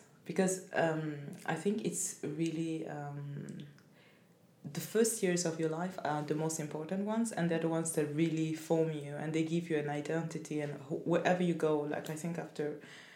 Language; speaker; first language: English; non-native, fluent; Rundi